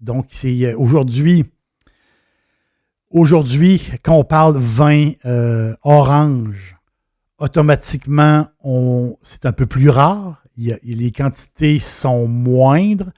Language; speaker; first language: French; native; French